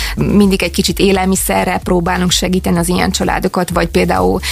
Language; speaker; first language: Hungarian; non-native, fluent; Ukrainian